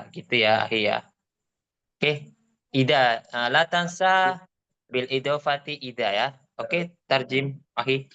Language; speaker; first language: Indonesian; native; Indonesian